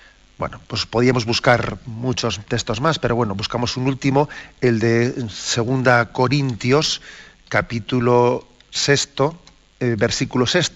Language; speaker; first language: Spanish; native; Spanish